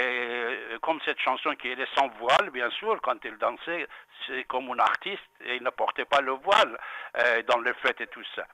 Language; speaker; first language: French; non-native, fluent; Persian